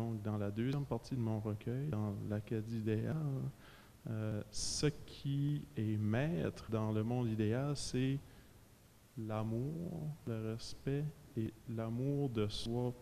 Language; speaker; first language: French; native; French